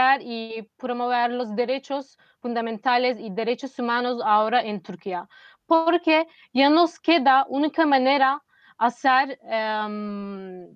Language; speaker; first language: Spanish; non-native, fluent; Turkish